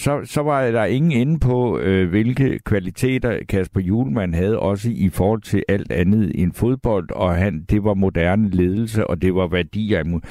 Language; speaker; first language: Danish; native; Danish